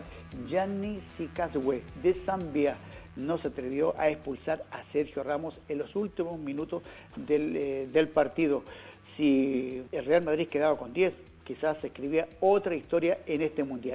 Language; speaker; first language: Spanish; native; Spanish